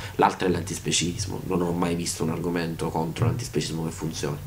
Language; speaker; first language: Italian; native; Italian